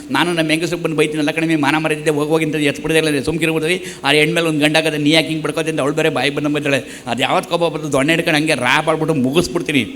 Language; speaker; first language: Kannada; native; Kannada